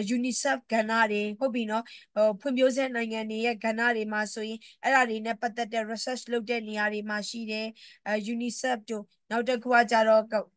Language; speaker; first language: Burmese; native; Burmese